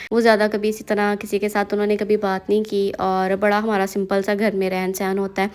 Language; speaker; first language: Urdu; non-native, local second language; Punjabi